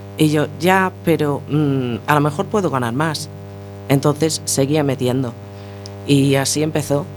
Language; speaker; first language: Spanish; non-native, fluent; English